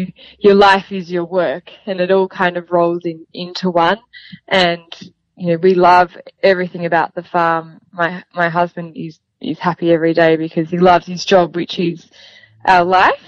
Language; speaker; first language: English; native; English